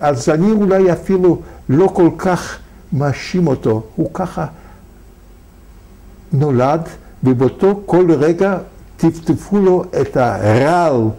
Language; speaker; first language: Hebrew; non-native, fluent; Yiddish